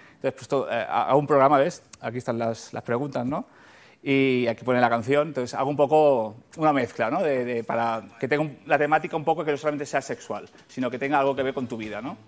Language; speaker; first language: Spanish; native; Spanish